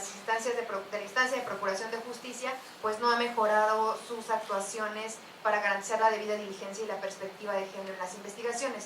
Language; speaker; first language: Spanish; native; Spanish